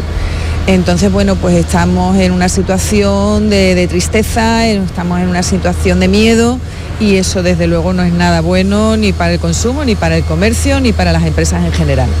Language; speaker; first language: Spanish; native; Spanish